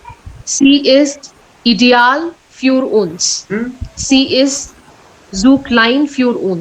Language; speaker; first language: German; non-native, learner; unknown